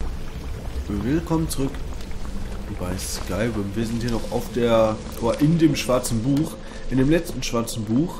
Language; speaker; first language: German; native; German